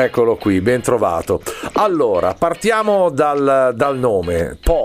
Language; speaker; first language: Italian; native; Italian